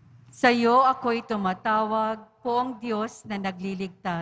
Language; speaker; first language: Filipino; native; Filipino